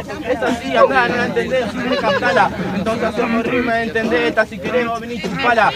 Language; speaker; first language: Spanish; native; Spanish